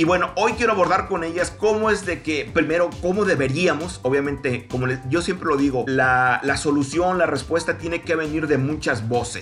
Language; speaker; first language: Spanish; native; Spanish